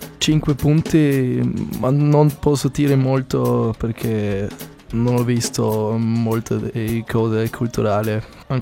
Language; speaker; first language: Italian; non-native, learner; German